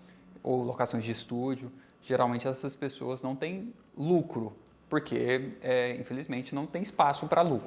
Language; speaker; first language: Portuguese; native; Portuguese